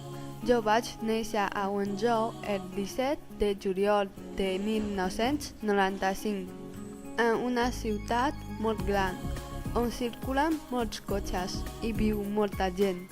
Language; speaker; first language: Catalan; non-native, learner; Chinese